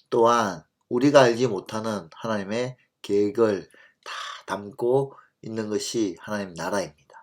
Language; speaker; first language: Korean; native; Korean